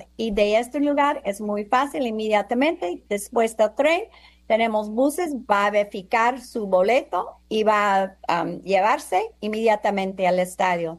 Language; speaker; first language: Spanish; non-native, fluent; English